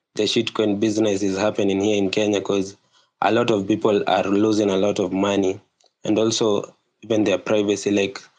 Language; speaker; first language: English; non-native, local second language; Kikuyu